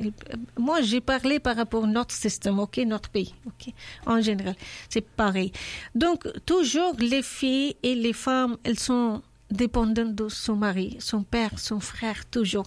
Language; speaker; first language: French; non-native, learner; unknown